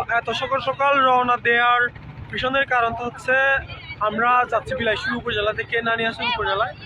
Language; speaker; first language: Bangla; non-native, local second language; Chakma